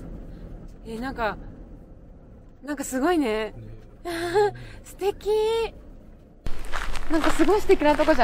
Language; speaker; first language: Japanese; native; Japanese